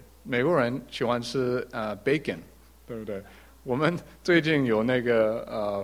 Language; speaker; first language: Chinese; early bilingual, heritage; English